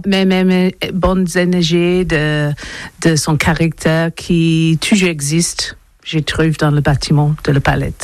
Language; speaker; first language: French; non-native, learner; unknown